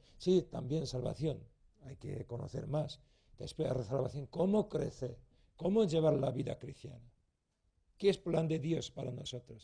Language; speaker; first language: Spanish; non-native, learner; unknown